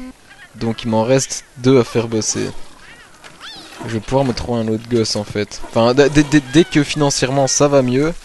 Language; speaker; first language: French; native; French